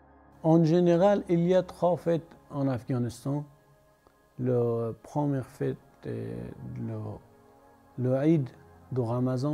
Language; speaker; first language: French; non-native, learner; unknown